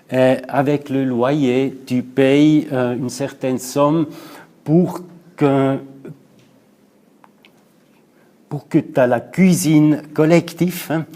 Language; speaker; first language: French; non-native, local second language; German